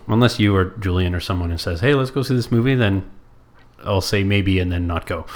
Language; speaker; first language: English; non-native, local second language; French